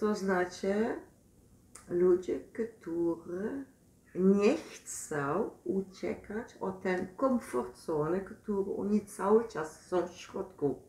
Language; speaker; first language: Polish; non-native, learner; Dutch